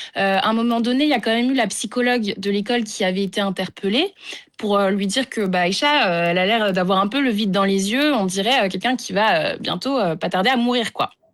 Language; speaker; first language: French; early bilingual, other home language; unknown